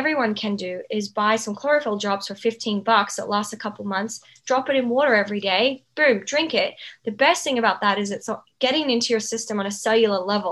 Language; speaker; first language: English; native; English